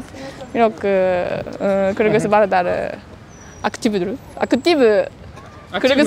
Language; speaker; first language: Kyrgyz; non-native, learner; Japanese